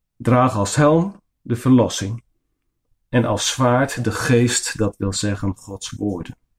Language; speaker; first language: Dutch; non-native, local second language; Western Frisian